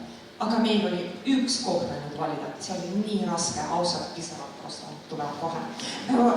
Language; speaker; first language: Estonian; non-native, local second language; Russian